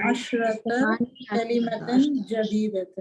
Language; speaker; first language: Arabic; non-native, learner; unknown